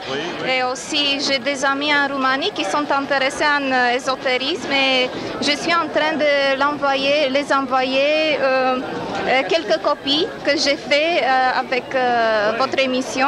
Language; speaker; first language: French; non-native, fluent; Romanian